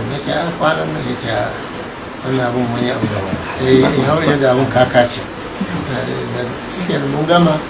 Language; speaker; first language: Hausa; non-native, local second language; Arabic